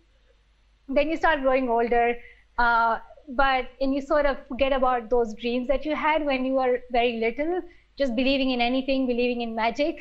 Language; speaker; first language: English; non-native, local second language; Pashto